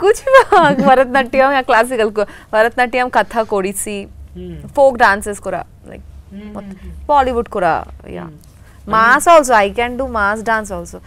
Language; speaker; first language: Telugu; non-native, learner; Bangla